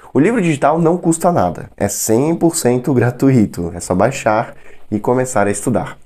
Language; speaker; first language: Portuguese; non-native, fluent; Russian